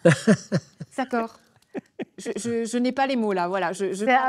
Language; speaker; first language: French; native; French